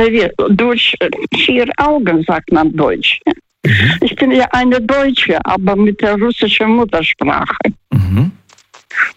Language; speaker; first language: German; non-native, fluent; Russian